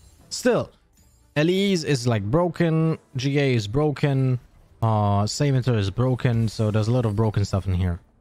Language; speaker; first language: English; non-native, fluent; Polish